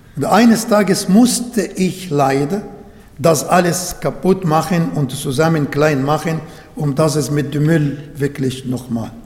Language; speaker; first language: German; non-native, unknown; Arabic